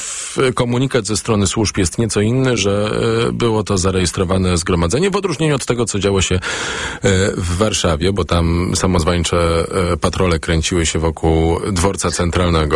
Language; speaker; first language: Polish; native; Polish